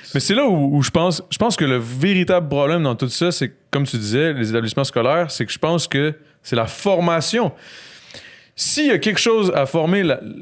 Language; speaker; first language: French; native; French